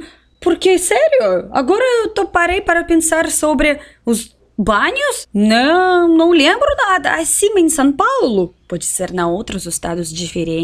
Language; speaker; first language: Portuguese; non-native, fluent; Russian